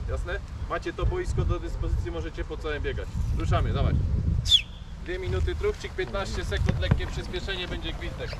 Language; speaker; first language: Polish; native; Polish